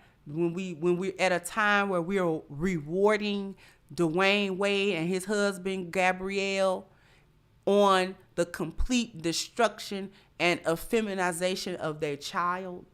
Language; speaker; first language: English; native; English